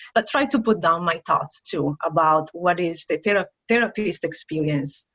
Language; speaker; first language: English; non-native, fluent; Italian